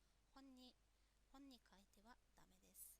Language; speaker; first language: Japanese; non-native, fluent; Mongolian